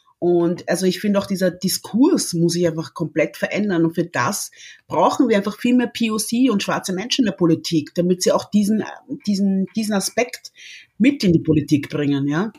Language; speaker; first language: German; early bilingual, other home language; Lingala